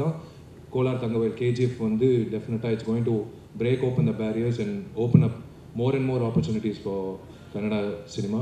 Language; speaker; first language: Tamil; native; Tamil